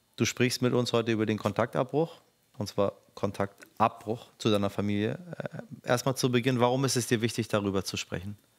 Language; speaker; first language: German; native; German